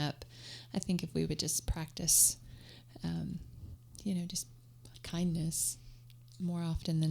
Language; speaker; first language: English; native; English